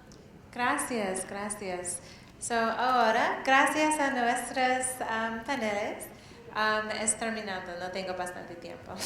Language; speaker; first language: Spanish; non-native, learner; English